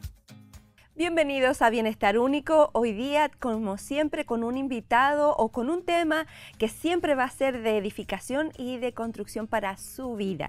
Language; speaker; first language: Spanish; native; Spanish